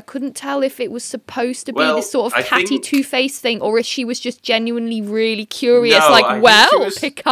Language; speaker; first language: English; native; English